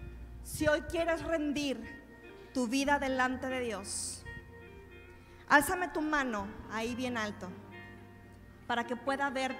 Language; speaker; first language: Spanish; native; Spanish